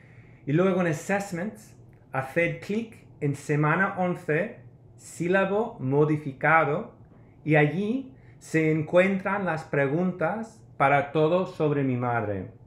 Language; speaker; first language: Spanish; non-native, fluent; English